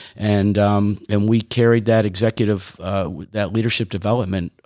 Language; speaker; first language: English; native; English